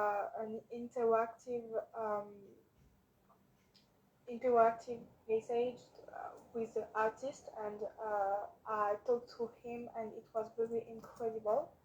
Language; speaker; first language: English; non-native, learner; French